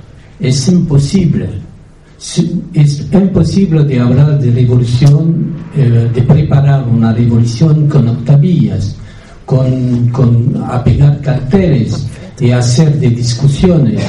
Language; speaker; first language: Spanish; non-native, fluent; French